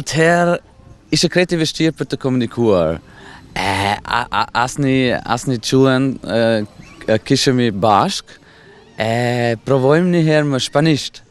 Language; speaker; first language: Albanian; non-native, fluent; German